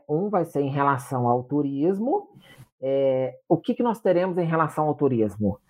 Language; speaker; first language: Portuguese; native; Portuguese